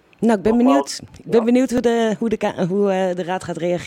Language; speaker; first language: Dutch; native; Dutch